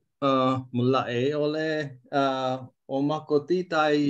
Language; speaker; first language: Finnish; non-native, learner; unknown